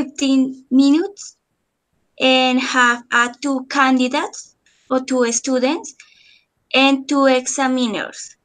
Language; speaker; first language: English; non-native, learner; Spanish